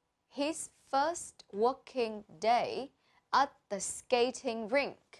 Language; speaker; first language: English; non-native, fluent; Vietnamese